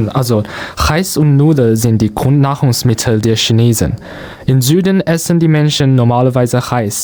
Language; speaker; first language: German; non-native, learner; Chinese